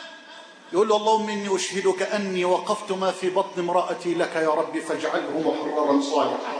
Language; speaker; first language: Arabic; native; Arabic